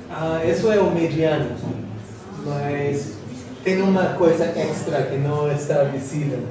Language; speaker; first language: Portuguese; non-native, fluent; English